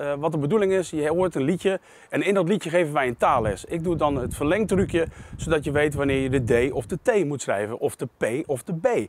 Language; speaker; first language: Dutch; native; Dutch